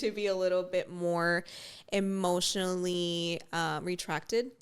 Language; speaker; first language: English; native; English